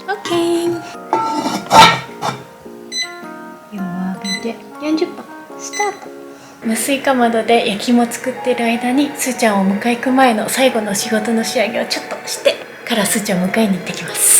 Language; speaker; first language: Japanese; native; Japanese